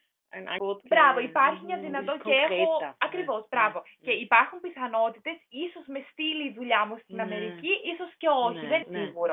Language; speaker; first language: Greek; non-native, learner; German